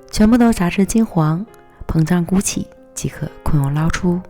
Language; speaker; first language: Chinese; native; Chinese